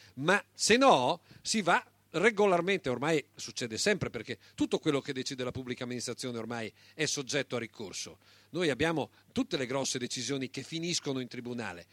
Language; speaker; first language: Italian; non-native, local second language; German